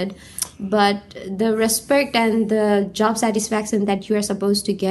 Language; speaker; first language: English; non-native, local second language; Nepali